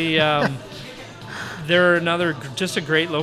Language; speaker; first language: English; native; English